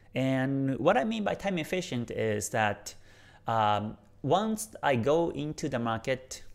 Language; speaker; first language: English; non-native, fluent; Japanese